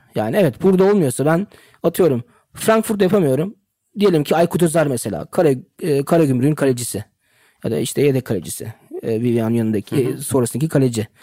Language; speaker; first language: Turkish; early bilingual, heritage; Turkish